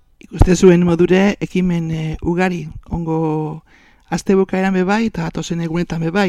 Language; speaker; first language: Basque; native; Basque